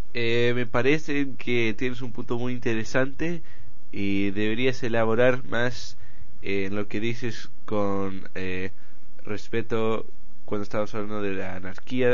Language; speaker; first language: Spanish; non-native, fluent; English